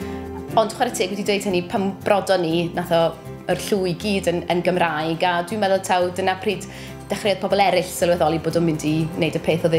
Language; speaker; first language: Welsh; native; Welsh